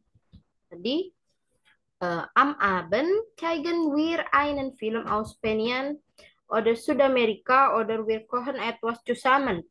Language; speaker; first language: German; non-native, learner; Indonesian